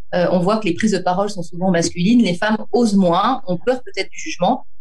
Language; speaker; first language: French; native; French